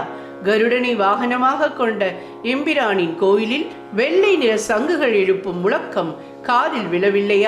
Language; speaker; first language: Tamil; native; Tamil